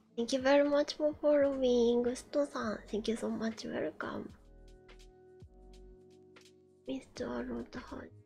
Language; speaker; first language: English; non-native, learner; Japanese